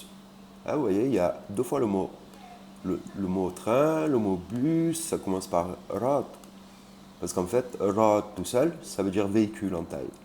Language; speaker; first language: French; native; French